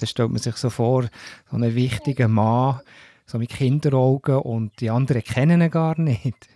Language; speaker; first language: German; native; German